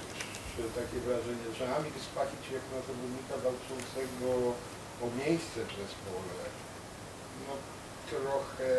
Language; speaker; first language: Polish; native; Polish